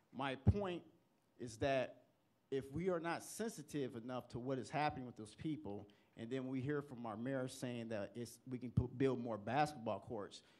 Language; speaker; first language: English; native; English